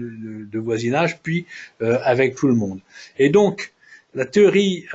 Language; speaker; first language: French; native; French